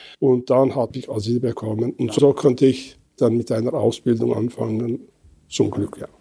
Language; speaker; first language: German; non-native, fluent; Kurdish